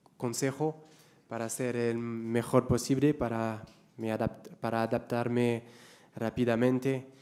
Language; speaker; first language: Spanish; non-native, learner; French